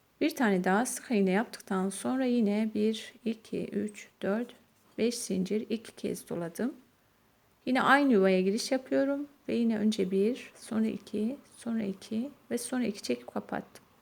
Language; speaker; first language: Turkish; native; Turkish